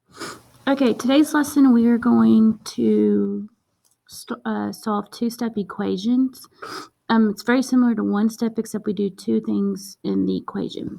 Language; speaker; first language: English; native; English